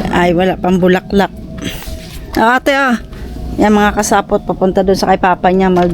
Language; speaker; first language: Filipino; non-native, local second language; Masbatenyo